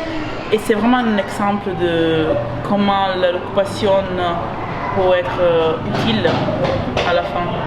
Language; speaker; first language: French; non-native, fluent; Italian